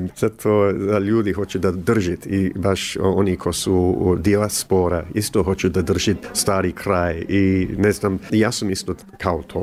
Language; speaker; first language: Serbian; early bilingual, heritage; English